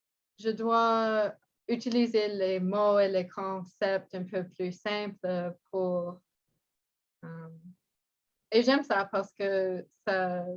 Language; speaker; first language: French; non-native, learner; English